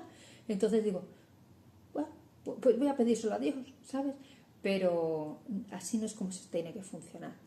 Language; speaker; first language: Spanish; native; Spanish